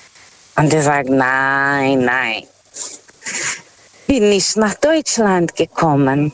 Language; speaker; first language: German; non-native, fluent; Portuguese